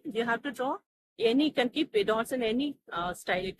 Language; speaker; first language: English; non-native, local second language; Tamil